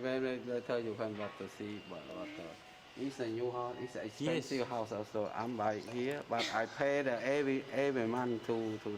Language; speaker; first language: English; non-native, learner; Khmer